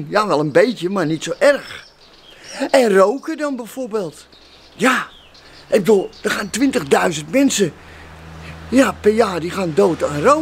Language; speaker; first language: Dutch; native; Dutch